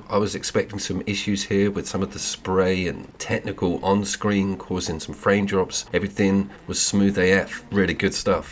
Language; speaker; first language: English; native; English